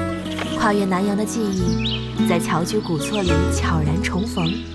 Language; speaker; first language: Chinese; native; Chinese